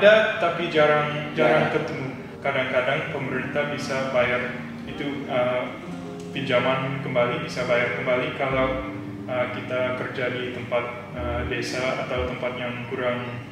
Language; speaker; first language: Indonesian; early bilingual, heritage; English